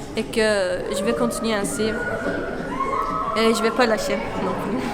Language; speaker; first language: French; non-native, learner; Turkish